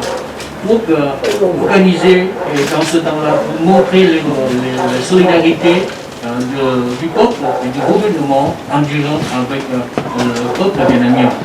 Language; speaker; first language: French; non-native, learner; Vietnamese